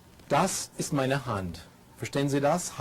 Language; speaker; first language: German; non-native, fluent; English